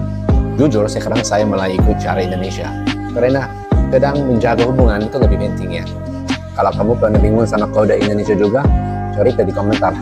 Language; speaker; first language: Indonesian; non-native, fluent; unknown